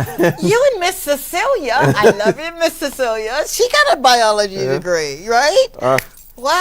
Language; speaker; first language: English; native; English